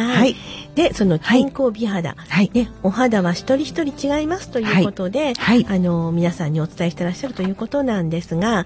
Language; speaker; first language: Japanese; native; Japanese